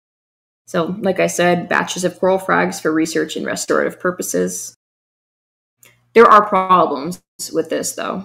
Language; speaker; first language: English; native; English